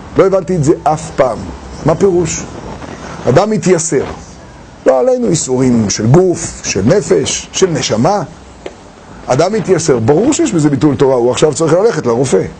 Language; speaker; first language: Hebrew; native; Hebrew